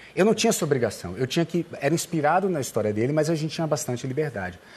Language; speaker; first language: Portuguese; native; Portuguese